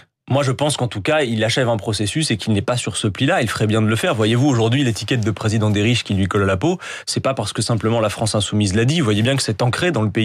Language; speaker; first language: French; native; French